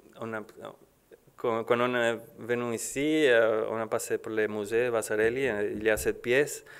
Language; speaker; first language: French; non-native, learner; Spanish